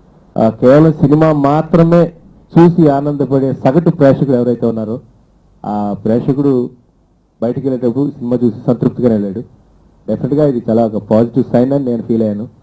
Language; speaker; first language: Telugu; native; Telugu